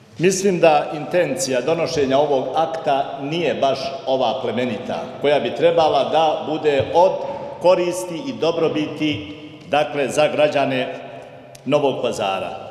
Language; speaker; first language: Serbian; native; Serbian